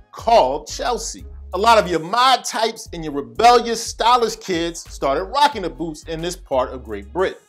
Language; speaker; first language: English; native; English